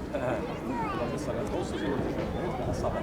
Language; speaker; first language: Italian; native; Italian